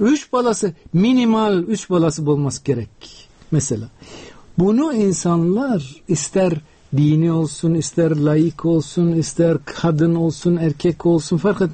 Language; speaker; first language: Turkish; non-native, fluent; Uzbek